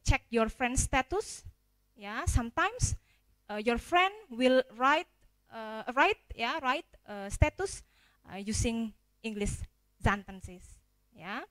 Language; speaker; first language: English; non-native, fluent; Indonesian